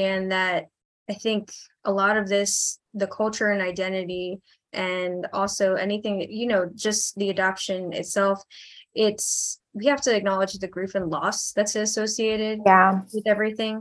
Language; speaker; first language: English; native; English